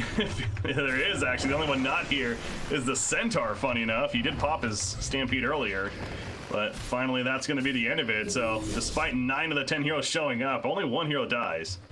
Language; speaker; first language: English; native; English